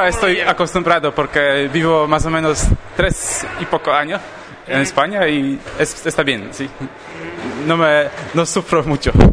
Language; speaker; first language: Spanish; non-native, learner; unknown